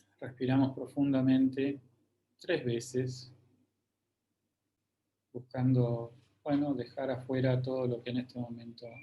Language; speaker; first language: Spanish; native; Spanish